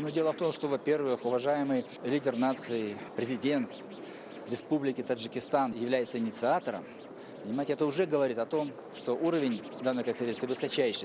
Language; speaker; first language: Russian; native; Russian